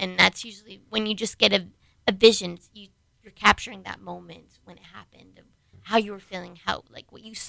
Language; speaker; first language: English; native; English